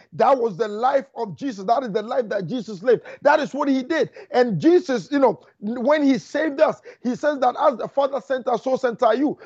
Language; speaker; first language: English; non-native, local second language; Akan